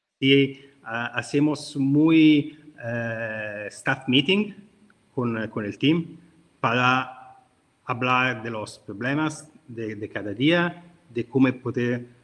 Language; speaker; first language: Spanish; non-native, learner; Italian